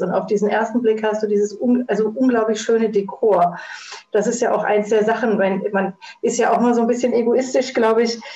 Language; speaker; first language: German; native; German